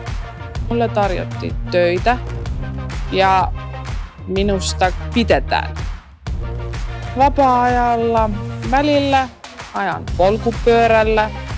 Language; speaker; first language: Finnish; non-native, learner; Estonian